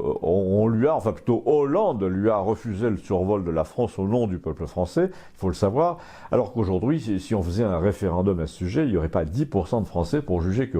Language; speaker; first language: French; native; French